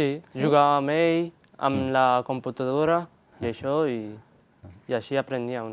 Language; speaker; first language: Catalan; non-native, learner; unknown